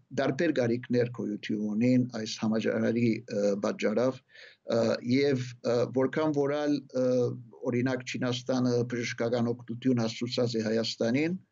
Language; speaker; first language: Armenian; early bilingual, heritage; Armenian